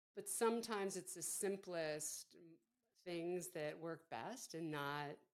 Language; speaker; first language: English; native; English